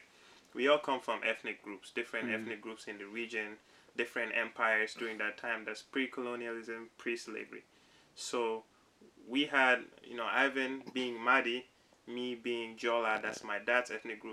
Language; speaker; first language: English; non-native, local second language; Wolof